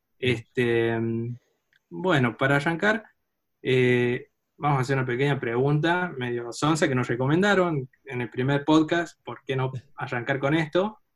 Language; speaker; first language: Spanish; native; Spanish